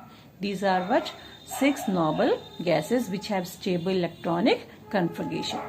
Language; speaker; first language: English; non-native, local second language; Hindi